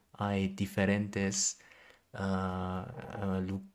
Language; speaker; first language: Spanish; non-native, learner; German